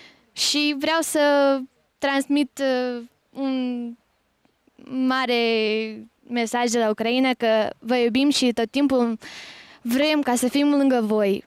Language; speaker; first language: Romanian; early bilingual, heritage; Romanian